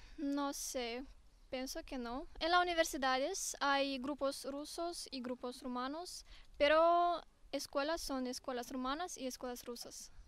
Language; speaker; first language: Spanish; non-native, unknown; Romanian